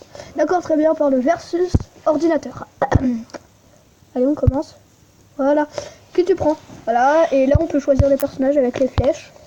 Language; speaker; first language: French; native; French